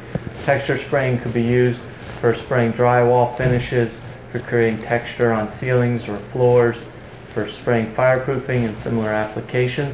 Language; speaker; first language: English; native; English